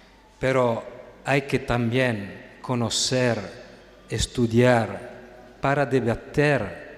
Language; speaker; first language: Spanish; non-native, fluent; Italian